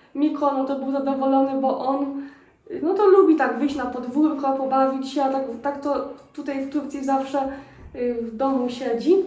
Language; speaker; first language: Polish; native; Polish